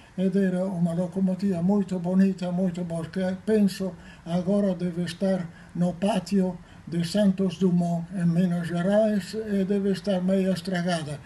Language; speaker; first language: Portuguese; non-native, fluent; Italian